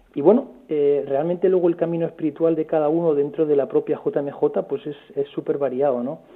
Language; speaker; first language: Spanish; native; Spanish